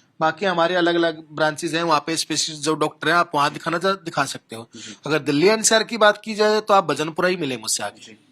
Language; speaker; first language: Hindi; native; Hindi